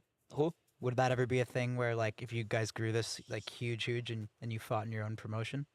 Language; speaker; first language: English; native; English